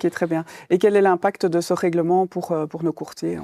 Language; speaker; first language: French; native; French